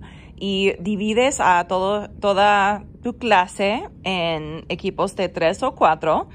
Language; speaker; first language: Spanish; non-native, fluent; English